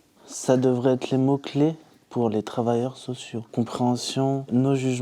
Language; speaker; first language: French; native; French